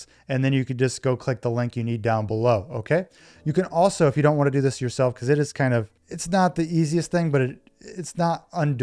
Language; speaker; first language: English; native; English